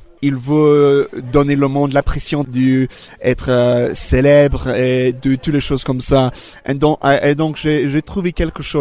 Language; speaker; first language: French; non-native, fluent; English